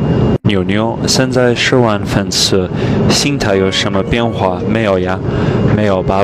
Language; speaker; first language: Chinese; non-native, fluent; English